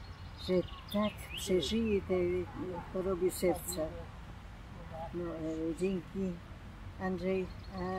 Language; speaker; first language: Polish; non-native, local second language; German